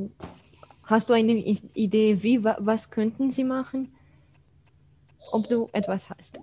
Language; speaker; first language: German; non-native, fluent; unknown